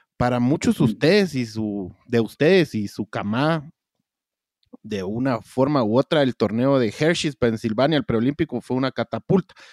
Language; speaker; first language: Spanish; native; Spanish